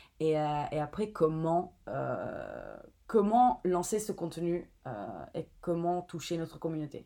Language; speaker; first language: French; non-native, fluent; Italian